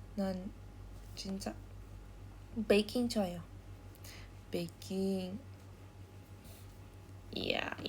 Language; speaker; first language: Korean; non-native, learner; Indonesian